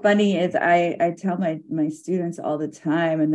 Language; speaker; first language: English; native; English